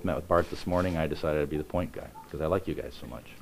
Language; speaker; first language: English; native; English